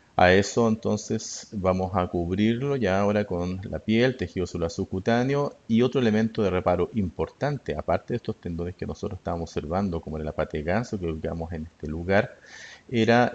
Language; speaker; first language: Spanish; native; Spanish